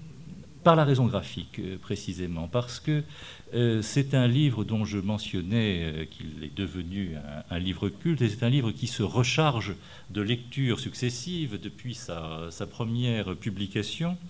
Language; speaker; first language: French; native; French